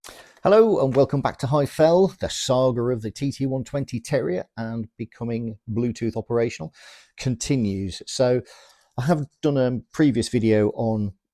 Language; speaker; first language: English; native; English